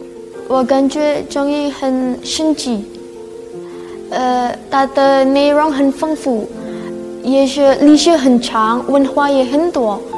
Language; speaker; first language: Chinese; non-native, fluent; Indonesian